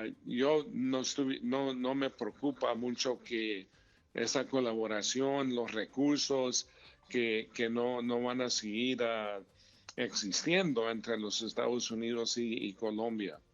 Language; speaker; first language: Spanish; early bilingual, heritage; Spanish